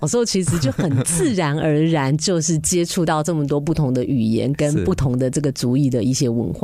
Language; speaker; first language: Chinese; native; Chinese